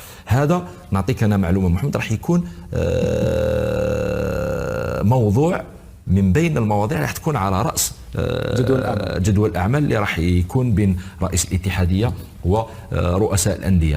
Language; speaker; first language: Arabic; native; Arabic